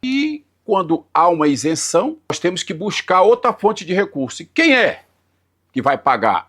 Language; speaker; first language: Portuguese; native; Portuguese